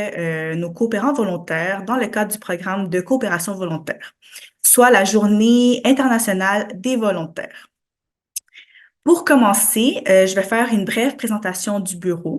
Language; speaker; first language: French; native; French